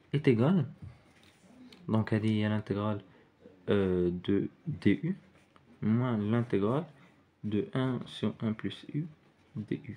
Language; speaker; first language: French; non-native, local second language; Arabic